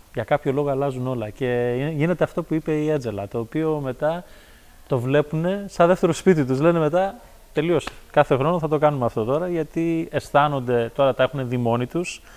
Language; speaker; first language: Greek; early bilingual, heritage; Greek